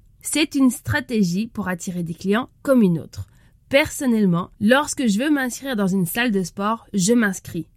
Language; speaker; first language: French; native; French